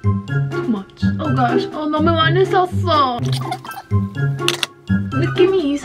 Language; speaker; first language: Korean; non-native, learner; English